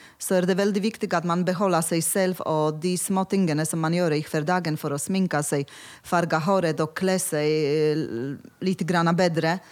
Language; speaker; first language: Norwegian; non-native, fluent; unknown